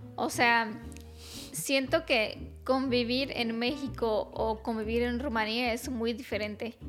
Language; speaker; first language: Spanish; non-native, fluent; Romanian